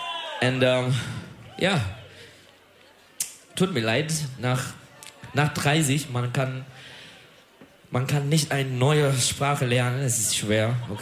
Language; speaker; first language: German; non-native, learner; Turkish